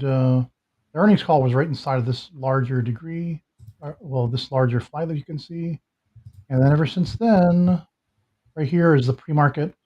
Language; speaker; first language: English; native; English